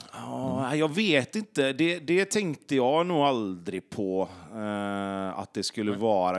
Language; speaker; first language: Swedish; native; Swedish